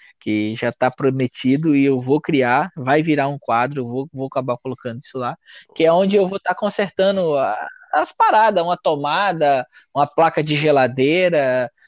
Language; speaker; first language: Portuguese; native; Portuguese